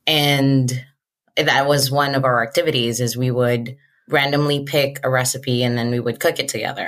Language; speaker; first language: English; non-native, local second language; Hiligaynon